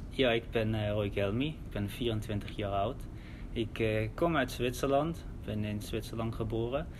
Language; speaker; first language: Dutch; early bilingual, heritage; German